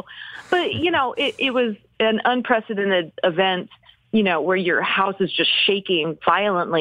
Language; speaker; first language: English; native; English